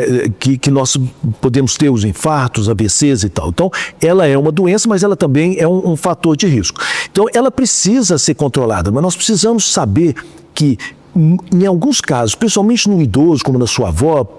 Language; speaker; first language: Portuguese; native; Portuguese